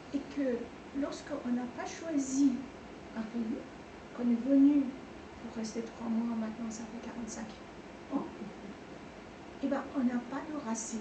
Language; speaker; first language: French; non-native, fluent; Persian